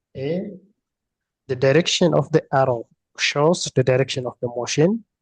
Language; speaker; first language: English; non-native, local second language; Amharic